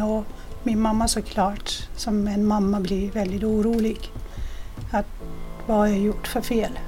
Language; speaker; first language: Swedish; non-native, fluent; Persian